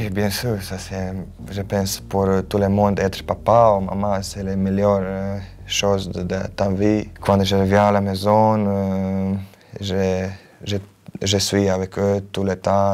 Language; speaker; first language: French; non-native, learner; Croatian